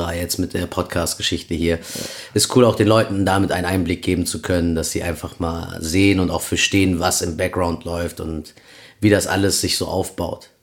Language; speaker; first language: German; early bilingual, other home language; Spanish